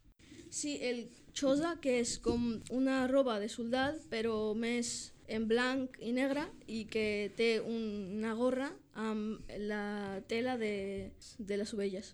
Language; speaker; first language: Catalan; early bilingual, other home language; Georgian